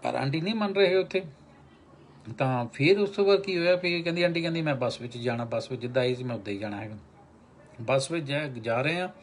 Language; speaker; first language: Hindi; non-native, local second language; Punjabi